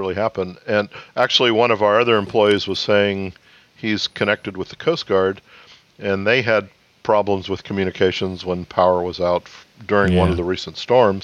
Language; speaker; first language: English; native; English